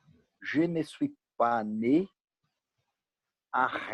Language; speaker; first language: French; non-native, learner; Portuguese